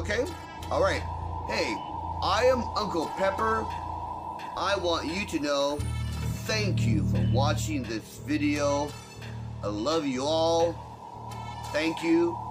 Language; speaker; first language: English; native; English